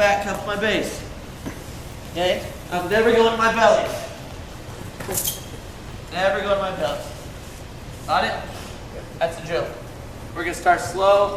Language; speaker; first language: English; native; English